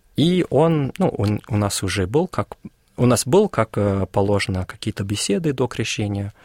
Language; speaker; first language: Russian; non-native, fluent; English